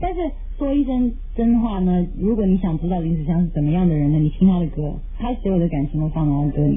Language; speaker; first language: Chinese; native; Chinese